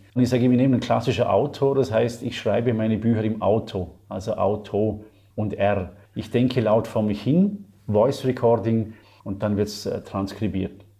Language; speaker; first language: German; native; German